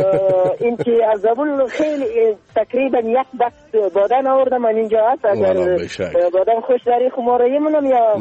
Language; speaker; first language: Persian; non-native, local second language; Pashto